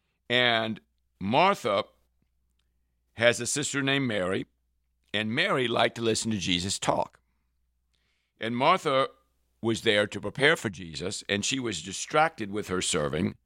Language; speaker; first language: English; native; English